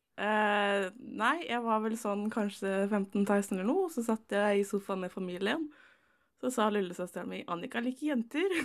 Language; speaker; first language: Norwegian; native; Norwegian